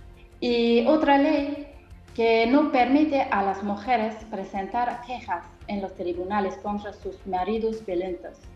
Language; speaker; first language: Spanish; non-native, fluent; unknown